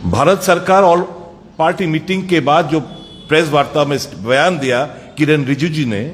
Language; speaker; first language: Hindi; non-native, local second language; Bangla